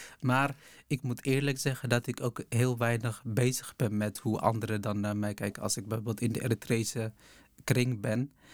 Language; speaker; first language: Dutch; early bilingual, other home language; Tigrinya